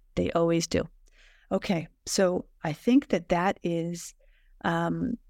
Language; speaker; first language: English; native; English